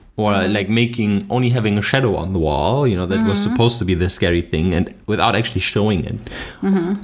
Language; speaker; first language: English; non-native, fluent; German